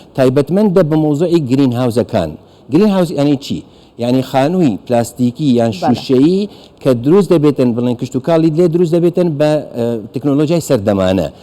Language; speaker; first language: Central Kurdish; non-native, local second language; Kurdish